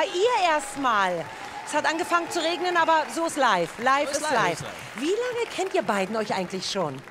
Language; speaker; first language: German; native; German